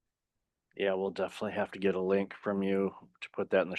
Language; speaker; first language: English; native; English